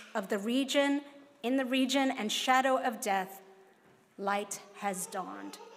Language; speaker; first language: English; non-native, local second language; Cantonese